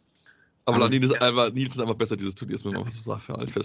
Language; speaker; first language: German; native; German